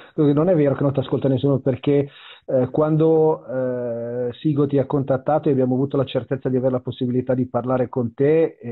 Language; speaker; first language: Italian; native; Italian